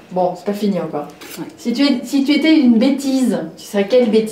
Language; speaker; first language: French; native; French